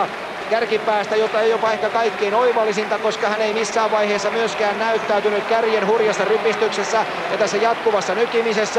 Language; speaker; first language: Finnish; native; Finnish